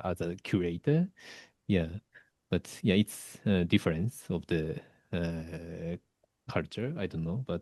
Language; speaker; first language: English; non-native, learner; Japanese